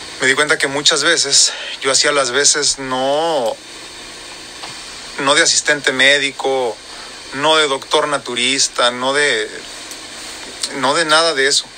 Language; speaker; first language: Spanish; native; Spanish